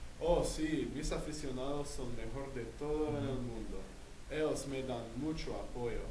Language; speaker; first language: Spanish; non-native, learner; English